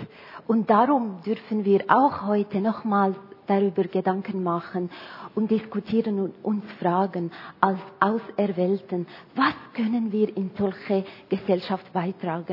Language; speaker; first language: German; non-native, fluent; Arabic